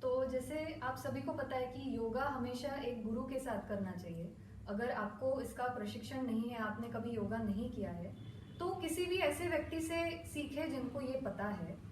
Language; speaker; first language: Hindi; non-native, local second language; Marathi